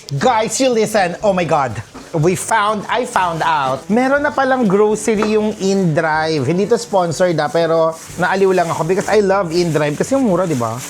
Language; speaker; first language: Filipino; non-native, local second language; Pampanga